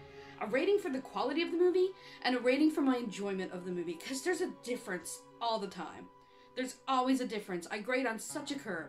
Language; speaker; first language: English; native; English